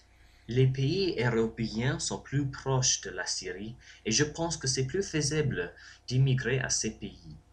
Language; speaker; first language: French; non-native, learner; English